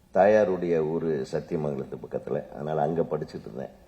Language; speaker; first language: Tamil; native; Tamil